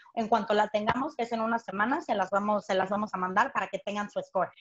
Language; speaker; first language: Spanish; native; Spanish